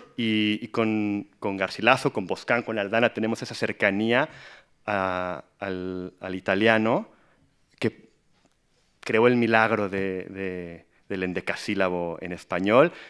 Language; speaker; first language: Spanish; native; Spanish